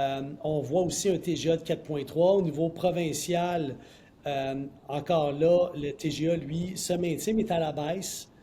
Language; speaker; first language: French; native; French